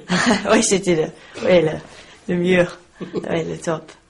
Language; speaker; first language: French; non-native, learner; English